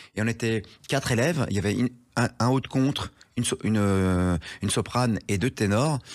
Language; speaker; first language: French; native; French